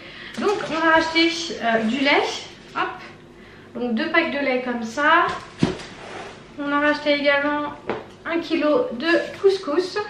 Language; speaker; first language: French; native; French